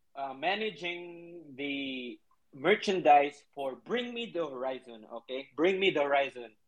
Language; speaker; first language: English; non-native, local second language; Cebuano